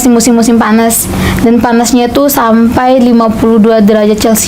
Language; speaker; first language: Indonesian; native; Indonesian